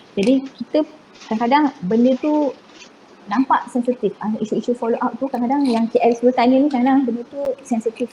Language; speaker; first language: Malay; native; Malay